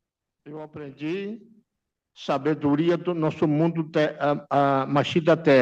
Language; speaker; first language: Portuguese; non-native, local second language; Yanomámi